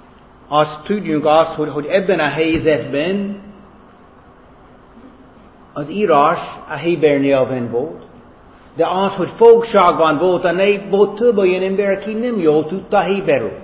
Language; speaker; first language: Hungarian; non-native, fluent; German